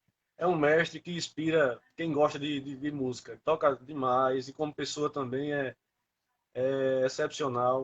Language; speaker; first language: Portuguese; native; Portuguese